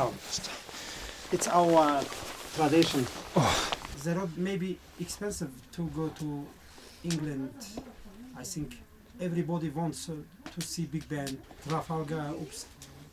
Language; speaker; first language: English; non-native, learner; Tajik